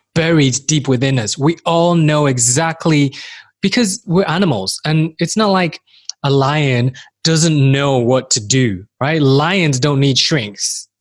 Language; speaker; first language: English; native; English